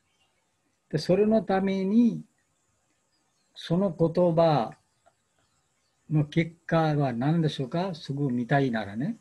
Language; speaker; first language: Japanese; non-native, learner; Bangla